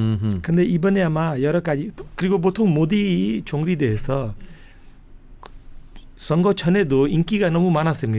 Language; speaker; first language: Korean; non-native, fluent; Hindi